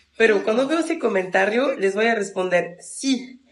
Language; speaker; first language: Spanish; non-native, fluent; French